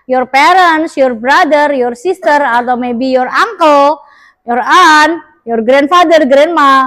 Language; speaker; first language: English; non-native, learner; Indonesian